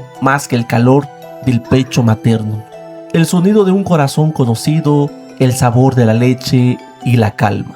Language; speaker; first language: Spanish; native; Spanish